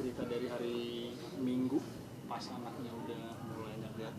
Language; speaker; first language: Indonesian; native; Indonesian